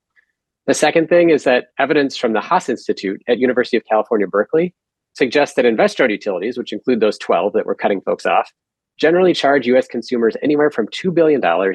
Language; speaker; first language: English; native; English